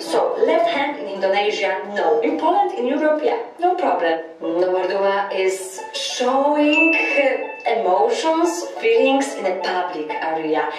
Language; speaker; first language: English; non-native, fluent; Polish